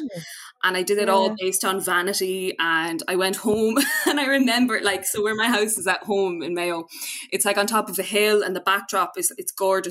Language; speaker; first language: English; native; English